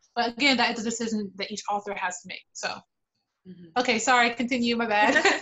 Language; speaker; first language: English; native; English